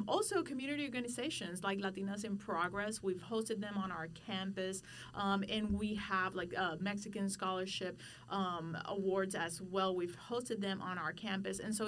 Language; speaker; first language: English; non-native, fluent; Spanish